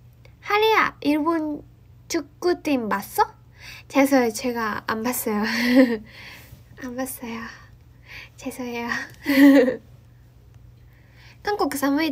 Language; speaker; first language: Korean; non-native, learner; Japanese